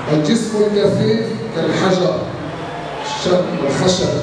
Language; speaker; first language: Arabic; native; Arabic